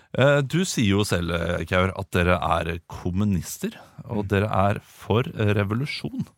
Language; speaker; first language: Norwegian; native; Norwegian